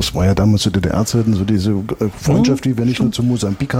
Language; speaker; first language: German; native; German